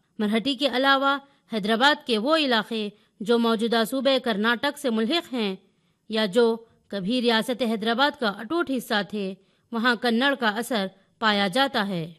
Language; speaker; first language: Urdu; native; Urdu